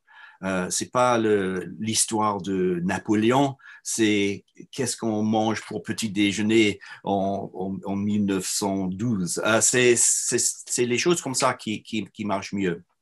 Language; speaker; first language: French; non-native, fluent; English